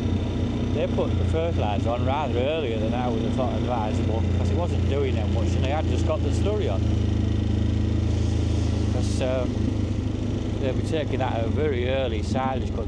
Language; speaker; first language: English; native; English